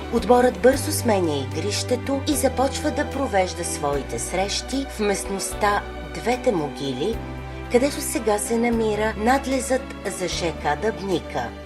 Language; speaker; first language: Bulgarian; native; Bulgarian